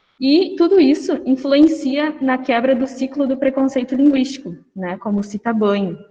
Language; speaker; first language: Portuguese; native; Portuguese